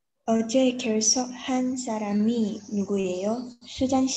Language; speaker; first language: Korean; non-native, learner; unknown